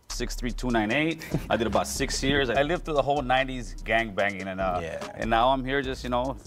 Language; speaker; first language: English; native; English